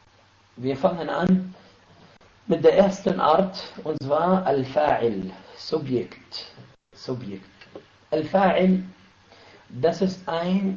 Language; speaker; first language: German; non-native, fluent; Arabic